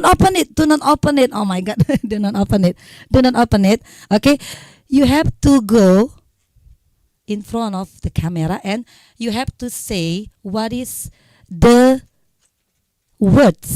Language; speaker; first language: English; non-native, learner; Indonesian